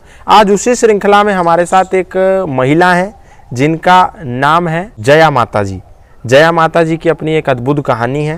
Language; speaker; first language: Hindi; native; Hindi